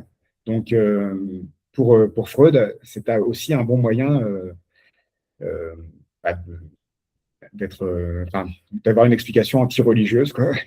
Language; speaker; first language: French; native; French